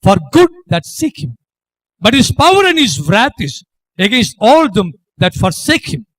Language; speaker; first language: English; non-native, local second language; Tamil